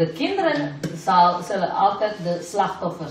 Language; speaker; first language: Dutch; non-native, fluent; Indonesian